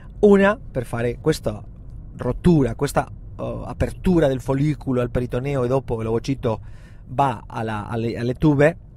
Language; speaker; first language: Italian; non-native, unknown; Spanish